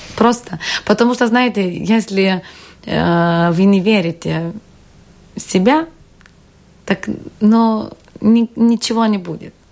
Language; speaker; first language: Russian; non-native, fluent; Lithuanian